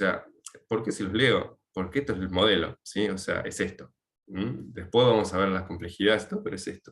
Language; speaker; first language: Spanish; native; Spanish